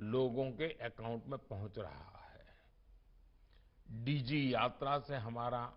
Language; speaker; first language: Hindi; non-native, local second language; Gujarati